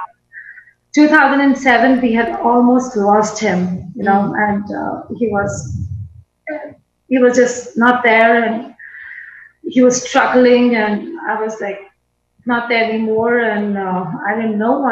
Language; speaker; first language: English; non-native, local second language; Hindi